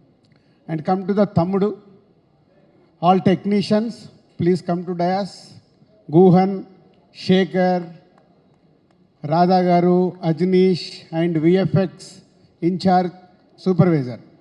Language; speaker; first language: Telugu; native; Telugu